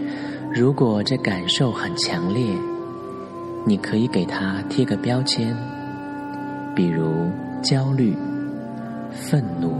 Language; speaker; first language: Chinese; native; Chinese